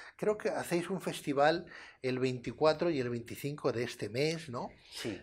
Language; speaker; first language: Spanish; native; Spanish